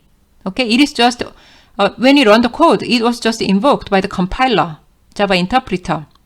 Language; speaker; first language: English; non-native, fluent; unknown